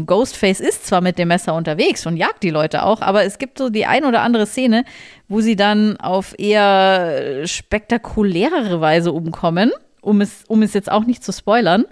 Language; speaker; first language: German; native; German